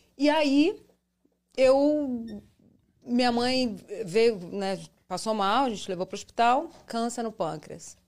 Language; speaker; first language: Portuguese; native; Portuguese